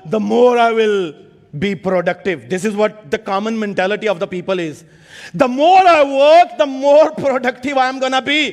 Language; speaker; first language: English; non-native, local second language; Urdu